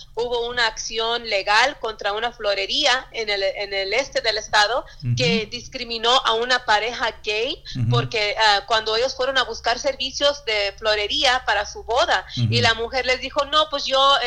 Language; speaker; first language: Spanish; early bilingual, heritage; Spanish